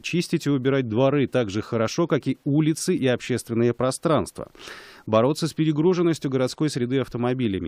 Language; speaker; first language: Russian; native; Russian